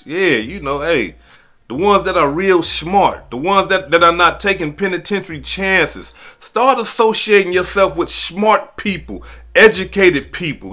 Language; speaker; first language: English; native; English